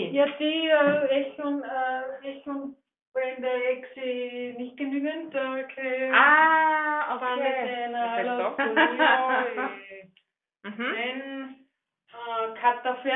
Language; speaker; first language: Greek; non-native, learner; German